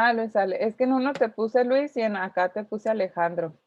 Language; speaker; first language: Spanish; native; Spanish